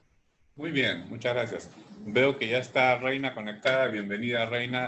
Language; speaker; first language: Spanish; native; Spanish